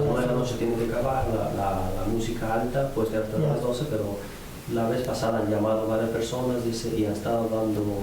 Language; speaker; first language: Spanish; native; Spanish